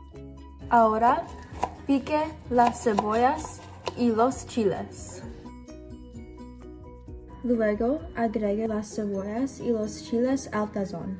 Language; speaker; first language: Spanish; non-native, learner; English